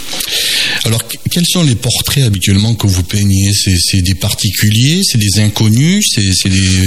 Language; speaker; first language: French; native; French